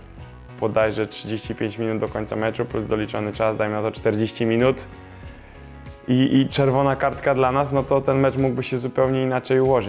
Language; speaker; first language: Polish; native; Polish